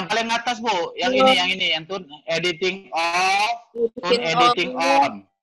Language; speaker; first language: Indonesian; native; Indonesian